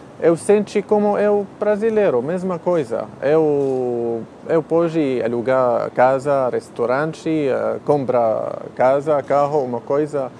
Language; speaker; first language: Portuguese; non-native, learner; Arabic